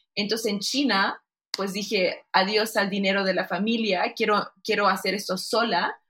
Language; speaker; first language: Spanish; early bilingual, heritage; Spanish